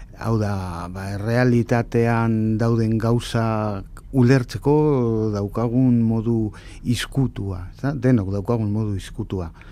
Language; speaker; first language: Basque; native; Basque